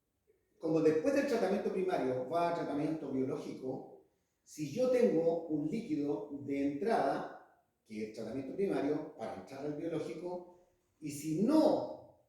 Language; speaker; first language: Spanish; native; Spanish